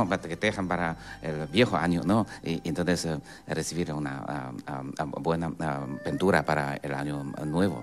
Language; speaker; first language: Spanish; non-native, fluent; Chinese